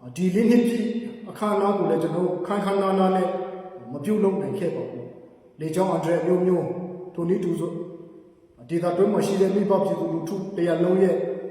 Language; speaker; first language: Burmese; non-native, local second language; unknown